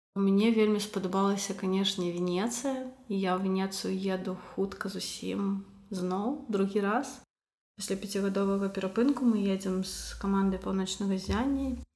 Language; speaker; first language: Belarusian; non-native, local second language; Russian